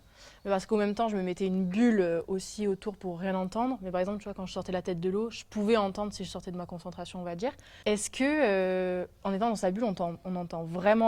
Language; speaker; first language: French; native; French